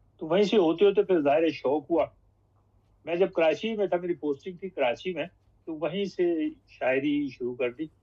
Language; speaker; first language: Urdu; native; Urdu